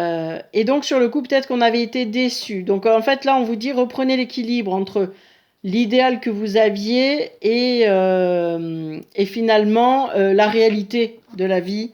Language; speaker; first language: French; native; French